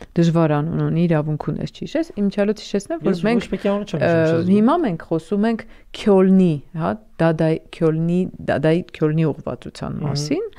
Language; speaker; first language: Armenian; native; Armenian